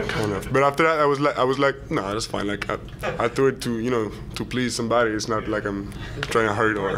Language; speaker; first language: English; non-native, fluent; French